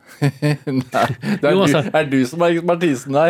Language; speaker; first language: Norwegian; native; Norwegian